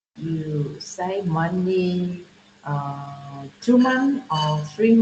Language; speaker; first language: English; non-native, learner; Vietnamese